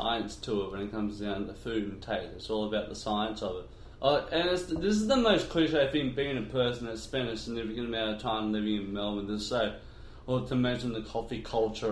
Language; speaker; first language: English; native; English